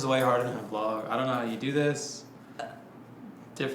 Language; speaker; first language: English; native; English